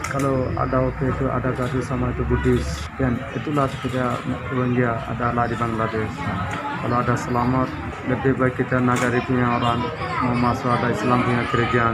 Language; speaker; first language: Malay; non-native, learner; Rohingya